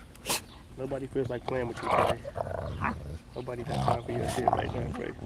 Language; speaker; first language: English; native; English